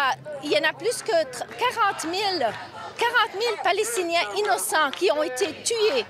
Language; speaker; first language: French; native; French